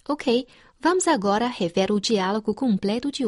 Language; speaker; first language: Portuguese; non-native, fluent; Chinese